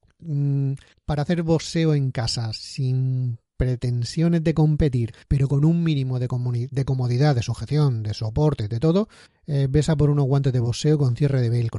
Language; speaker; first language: Spanish; native; Spanish